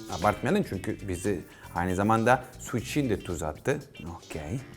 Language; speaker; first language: Turkish; non-native, fluent; Italian